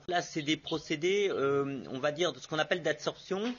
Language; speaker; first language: French; native; French